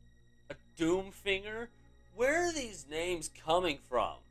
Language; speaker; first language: English; native; English